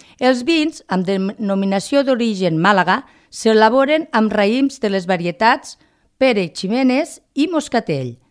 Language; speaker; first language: Catalan; native; Catalan